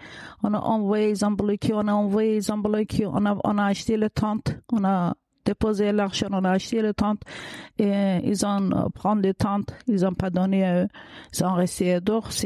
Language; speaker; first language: French; non-native, learner; Kurdish